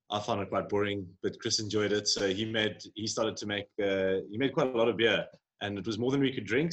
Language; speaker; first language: English; native; English